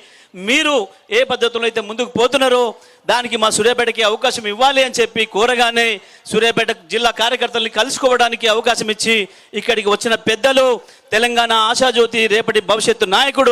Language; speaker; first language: Telugu; native; Telugu